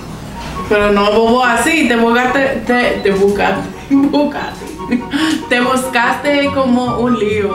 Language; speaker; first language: Spanish; non-native, fluent; English